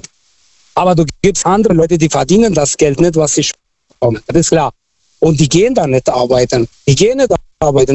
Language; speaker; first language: German; non-native, local second language; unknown